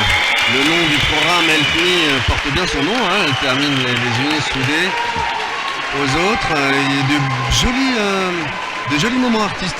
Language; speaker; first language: French; native; French